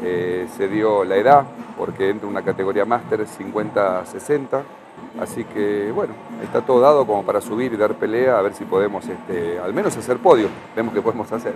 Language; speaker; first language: Spanish; native; Spanish